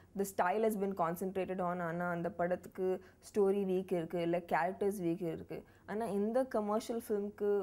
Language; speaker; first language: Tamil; non-native, learner; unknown